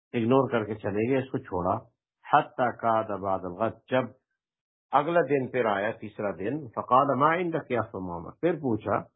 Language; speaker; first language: Urdu; non-native, local second language; Pashto